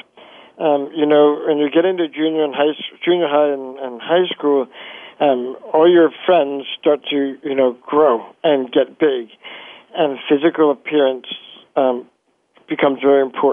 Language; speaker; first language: English; native; English